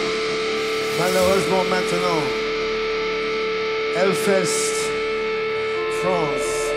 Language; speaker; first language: French; non-native, learner; English